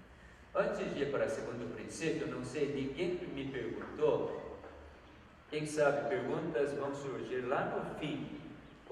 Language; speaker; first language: Portuguese; non-native, fluent; Korean